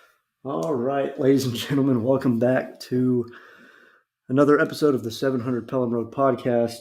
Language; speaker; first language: English; native; English